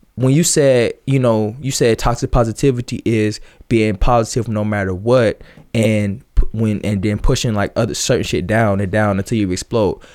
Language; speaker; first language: English; native; English